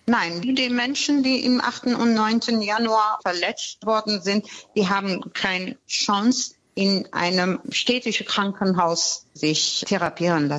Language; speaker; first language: German; non-native, fluent; Persian